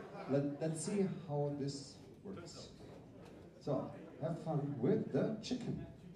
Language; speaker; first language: English; non-native, fluent; German